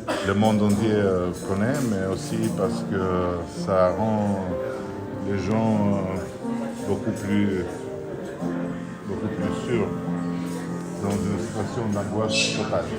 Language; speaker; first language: French; non-native, fluent; Albanian